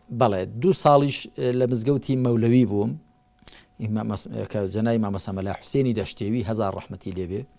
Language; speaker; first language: Central Kurdish; native; Central Kurdish